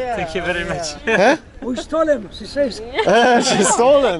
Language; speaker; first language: English; non-native, learner; German